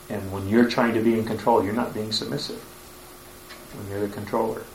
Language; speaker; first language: English; native; English